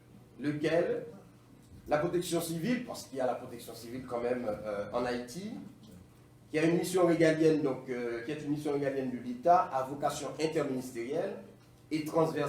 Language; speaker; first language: French; non-native, local second language; Haitian Creole